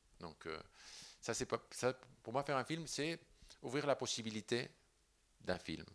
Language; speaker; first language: French; non-native, fluent; Spanish